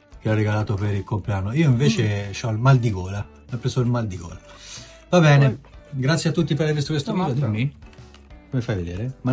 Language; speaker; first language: Italian; native; Italian